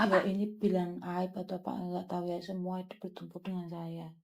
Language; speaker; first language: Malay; non-native, local second language; Javanese